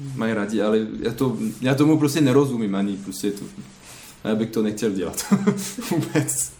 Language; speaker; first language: Czech; non-native, fluent; French